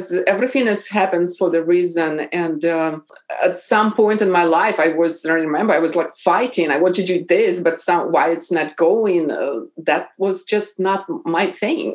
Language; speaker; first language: English; non-native, fluent; Russian